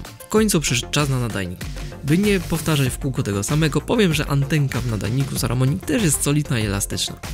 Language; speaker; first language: Polish; native; Polish